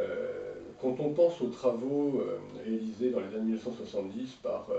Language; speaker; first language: French; native; French